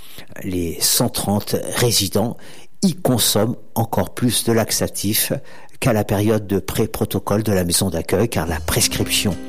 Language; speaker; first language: French; native; French